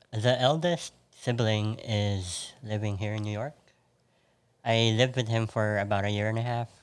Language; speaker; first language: English; non-native, local second language; Filipino